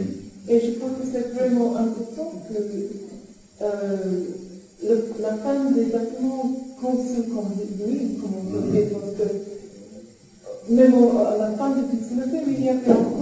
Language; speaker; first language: French; non-native, fluent; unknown